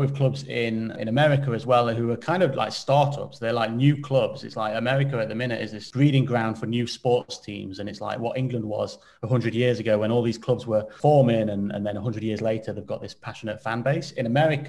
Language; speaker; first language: English; native; English